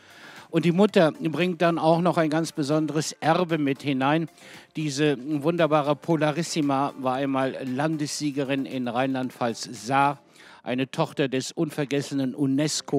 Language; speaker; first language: German; native; German